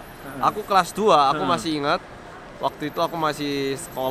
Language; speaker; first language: Indonesian; early bilingual, other home language; Korean